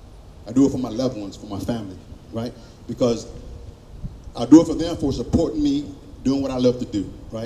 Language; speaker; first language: English; native; English